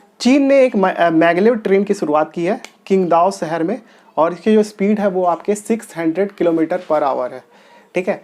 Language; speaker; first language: Hindi; non-native, local second language; Telugu